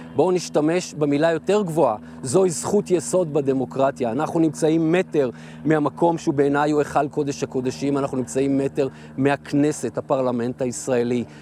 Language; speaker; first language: Hebrew; native; Hebrew